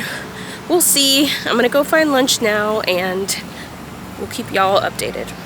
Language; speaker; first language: English; native; English